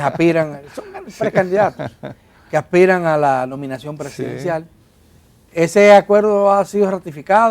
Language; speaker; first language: Spanish; native; Spanish